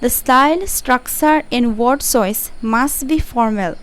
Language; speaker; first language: English; non-native, local second language; Assamese